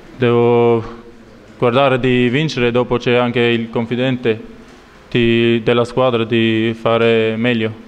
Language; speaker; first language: Italian; non-native, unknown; Albanian